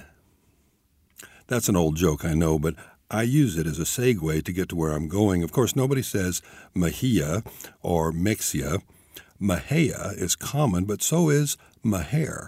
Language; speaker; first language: English; native; English